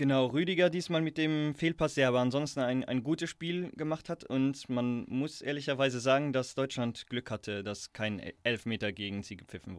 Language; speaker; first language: German; native; German